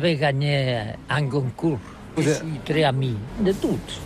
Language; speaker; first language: French; non-native, learner; Catalan